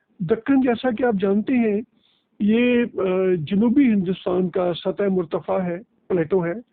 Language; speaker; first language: Urdu; non-native, local second language; Gujari